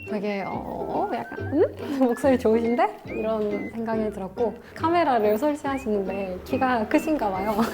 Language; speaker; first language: Korean; non-native, fluent; Turkish